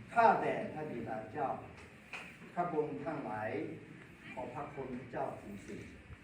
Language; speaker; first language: Thai; non-native, local second language; Akha